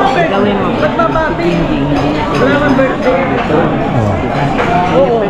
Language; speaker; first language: Filipino; native; Filipino